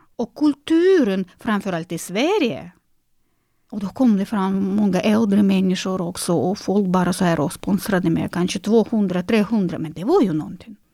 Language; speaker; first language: Swedish; non-native, fluent; Russian